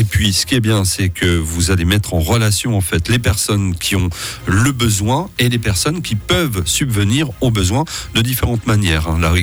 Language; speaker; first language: French; native; French